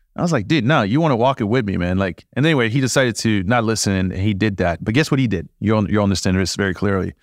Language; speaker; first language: English; early bilingual, other home language; French